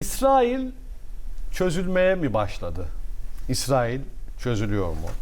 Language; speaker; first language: Turkish; native; Turkish